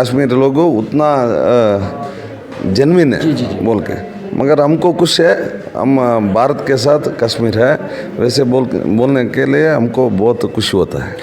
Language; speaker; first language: Hindi; non-native, local second language; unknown